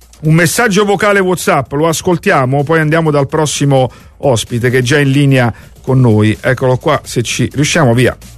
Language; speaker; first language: Italian; native; Italian